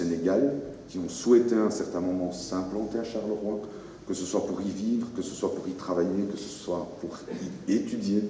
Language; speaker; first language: French; native; French